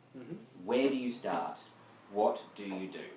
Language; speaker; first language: English; native; English